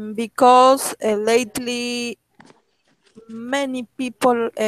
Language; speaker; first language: English; non-native, learner; Spanish